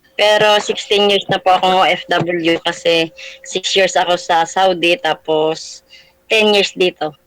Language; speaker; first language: Filipino; native; Filipino